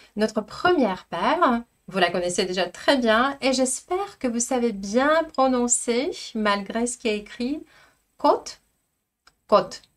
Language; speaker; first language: French; non-native, fluent; Russian